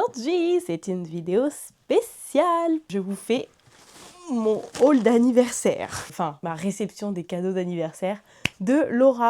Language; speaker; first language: French; native; French